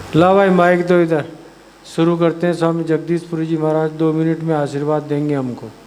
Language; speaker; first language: Hindi; non-native, local second language; Gujarati